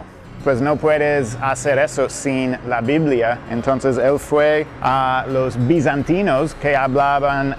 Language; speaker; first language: Spanish; non-native, fluent; English